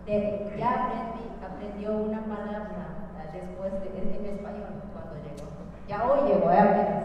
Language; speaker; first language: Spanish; non-native, fluent; Japanese